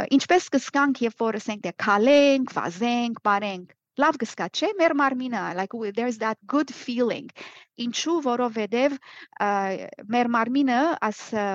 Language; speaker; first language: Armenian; early bilingual, heritage; Armenian